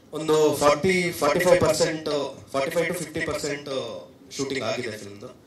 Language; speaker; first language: Kannada; native; Kannada